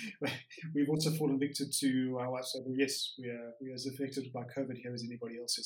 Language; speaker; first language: English; native; English